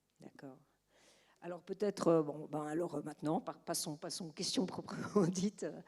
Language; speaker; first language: French; native; French